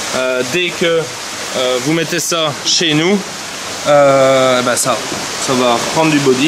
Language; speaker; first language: French; native; French